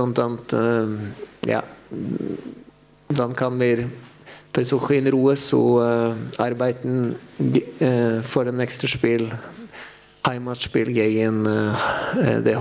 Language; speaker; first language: German; non-native, fluent; Norwegian